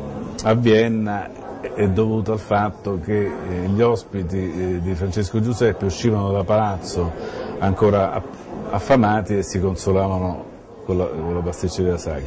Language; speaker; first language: Italian; native; Italian